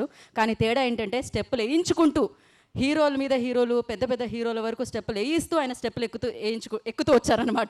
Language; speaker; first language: Telugu; native; Telugu